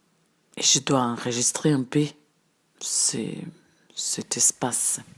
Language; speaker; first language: French; non-native, fluent; Portuguese